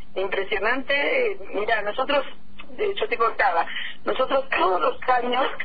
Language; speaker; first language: Spanish; native; Spanish